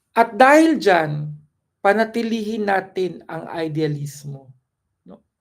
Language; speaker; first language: Filipino; non-native, local second language; Cebuano